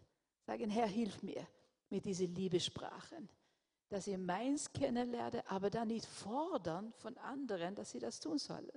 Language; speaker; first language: German; non-native, fluent; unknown